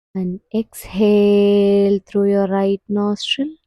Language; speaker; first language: English; non-native, local second language; Tamil